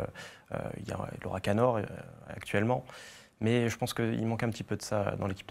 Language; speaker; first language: French; native; French